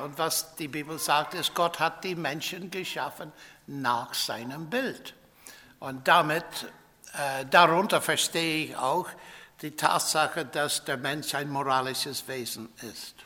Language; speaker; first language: German; non-native, fluent; English